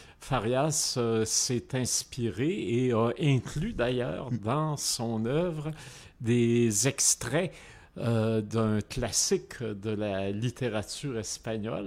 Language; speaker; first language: French; native; French